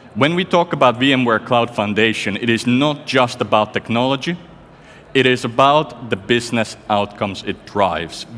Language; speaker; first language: English; non-native, fluent; Finnish